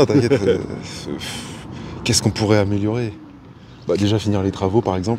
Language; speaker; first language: French; native; French